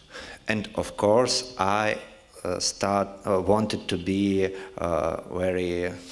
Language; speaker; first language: English; non-native, learner; Russian